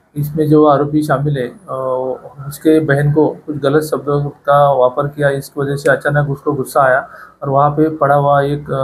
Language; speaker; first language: Hindi; non-native, local second language; Marathi